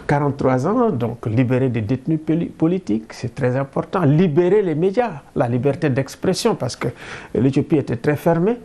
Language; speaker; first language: French; non-native, local second language; Wolof